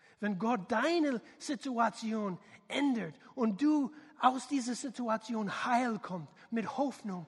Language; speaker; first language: German; non-native, learner; English